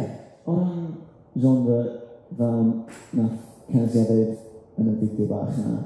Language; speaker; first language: Welsh; native; Welsh